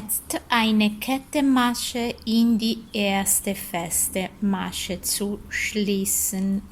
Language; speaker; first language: German; non-native, learner; Italian